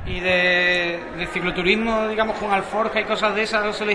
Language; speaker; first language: Spanish; native; Spanish